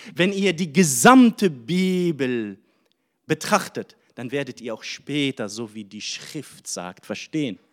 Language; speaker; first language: German; non-native, fluent; Arabic